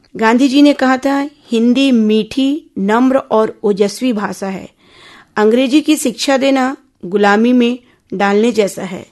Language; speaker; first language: Hindi; non-native, local second language; Odia